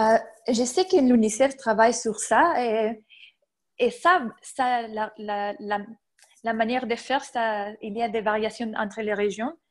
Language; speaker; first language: French; non-native, fluent; Spanish